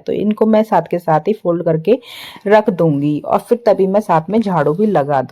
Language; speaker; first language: Hindi; native; Hindi